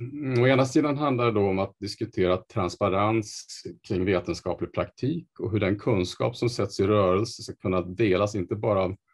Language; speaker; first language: Swedish; native; Swedish